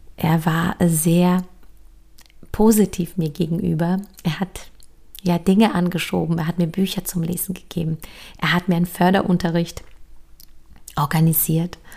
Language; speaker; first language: German; early bilingual, other home language; Polish